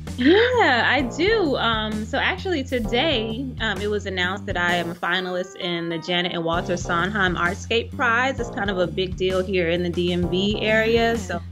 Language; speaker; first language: English; native; English